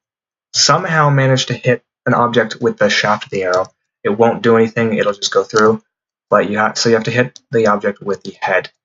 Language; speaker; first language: English; native; English